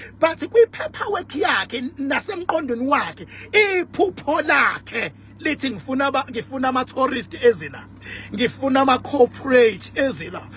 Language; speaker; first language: Zulu; native; Zulu